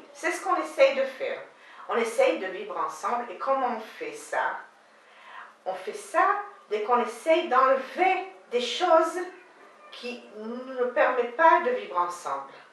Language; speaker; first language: French; non-native, learner; Hebrew